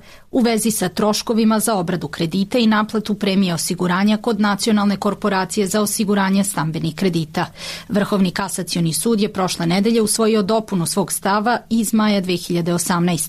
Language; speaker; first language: Serbian; native; Serbian